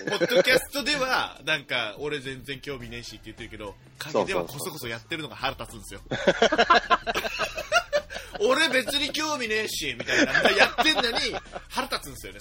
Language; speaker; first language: Japanese; native; Japanese